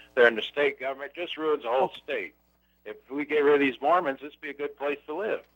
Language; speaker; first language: English; native; English